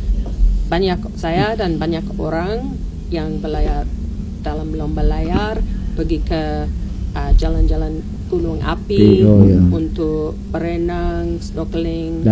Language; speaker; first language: Indonesian; non-native, learner; English